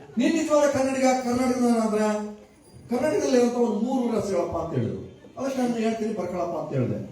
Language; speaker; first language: Kannada; native; Kannada